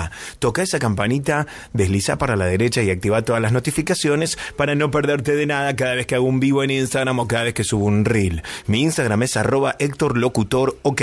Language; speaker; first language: Spanish; native; Spanish